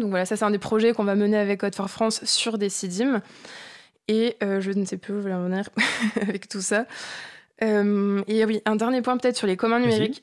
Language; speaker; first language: French; native; French